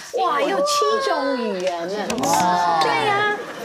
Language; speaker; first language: Chinese; non-native, fluent; English